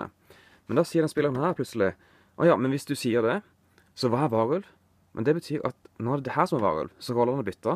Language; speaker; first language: Norwegian; native; Norwegian